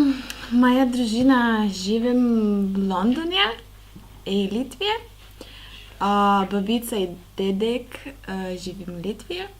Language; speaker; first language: Slovenian; non-native, learner; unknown